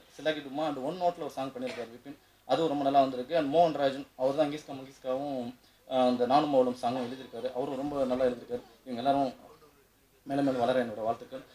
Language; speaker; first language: Tamil; native; Tamil